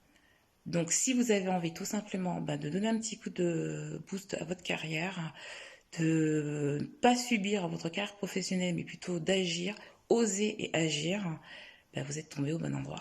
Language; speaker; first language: French; native; French